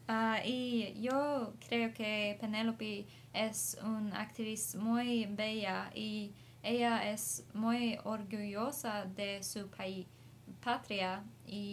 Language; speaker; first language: Spanish; non-native, learner; English